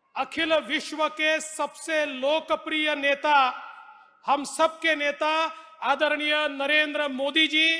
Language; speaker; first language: Hindi; non-native, local second language; Marathi